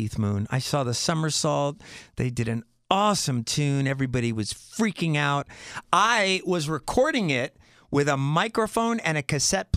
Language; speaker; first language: English; native; English